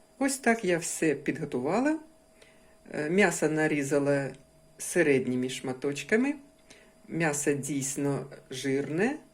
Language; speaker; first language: Ukrainian; non-native, local second language; Russian